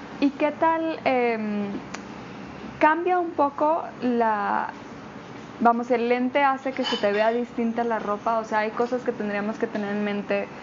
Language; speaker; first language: Spanish; native; Spanish